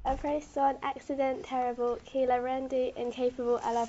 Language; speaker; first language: French; non-native, learner; English